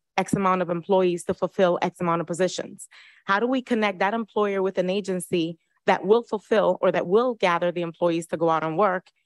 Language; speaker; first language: English; early bilingual, other home language; Spanish